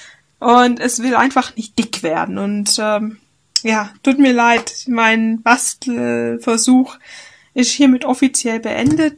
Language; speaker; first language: German; native; German